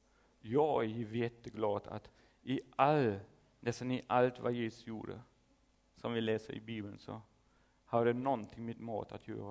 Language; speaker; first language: Swedish; non-native, fluent; German